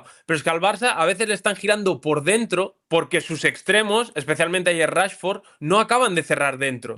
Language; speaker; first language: Spanish; native; Spanish